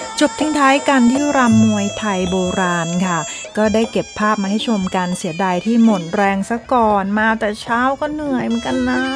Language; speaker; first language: Thai; native; Thai